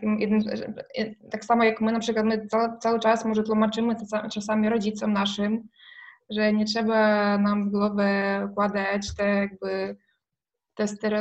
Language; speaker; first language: Polish; non-native, fluent; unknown